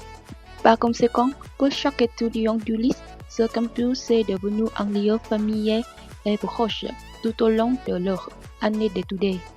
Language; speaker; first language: French; non-native, learner; Vietnamese